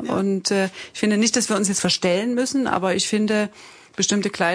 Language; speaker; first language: German; native; German